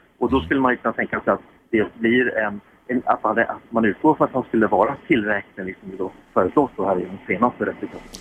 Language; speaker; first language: Swedish; native; Swedish